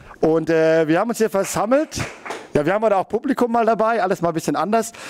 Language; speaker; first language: German; native; German